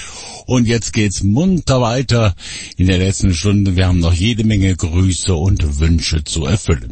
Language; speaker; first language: German; native; German